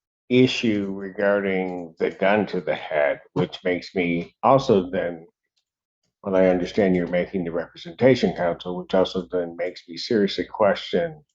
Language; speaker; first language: English; native; English